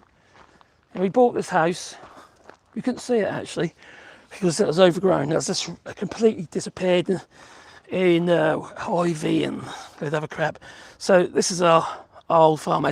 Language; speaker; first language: English; native; English